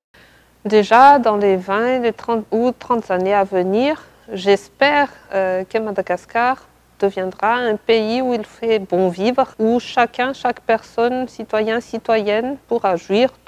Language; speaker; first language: French; non-native, local second language; Malagasy